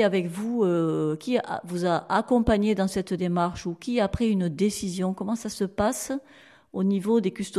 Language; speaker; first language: French; native; French